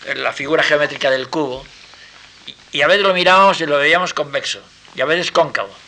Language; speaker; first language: Spanish; native; Spanish